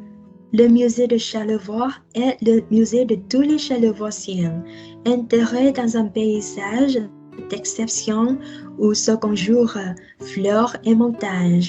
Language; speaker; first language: French; non-native, learner; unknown